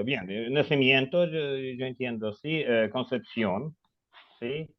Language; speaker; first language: Spanish; non-native, learner; Russian